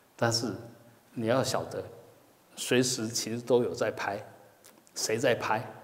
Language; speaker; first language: Chinese; native; Chinese